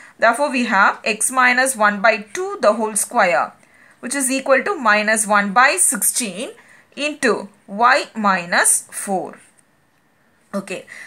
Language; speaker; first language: English; non-native, local second language; Tamil